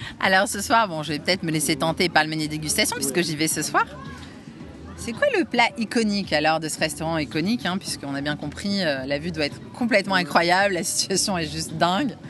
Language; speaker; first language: French; native; French